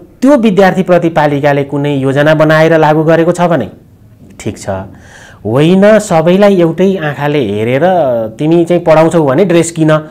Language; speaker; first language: Nepali; native; Nepali